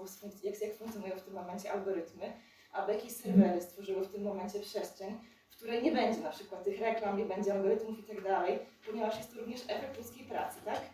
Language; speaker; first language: Polish; native; Polish